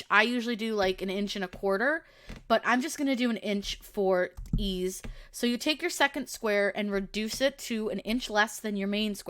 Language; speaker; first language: English; native; English